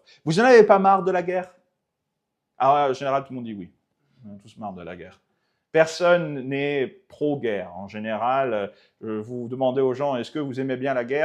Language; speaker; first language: French; native; French